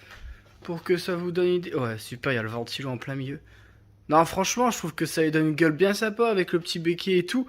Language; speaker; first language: French; native; French